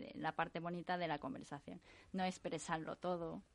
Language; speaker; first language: Spanish; non-native, fluent; Japanese